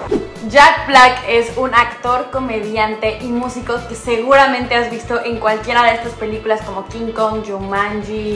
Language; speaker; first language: Spanish; native; Spanish